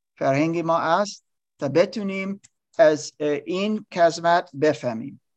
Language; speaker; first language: Persian; non-native, learner; English